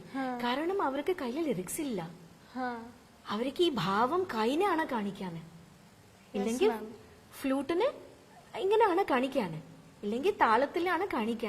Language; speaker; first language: Malayalam; non-native, local second language; Bangla